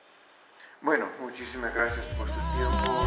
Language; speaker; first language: Spanish; non-native, learner; English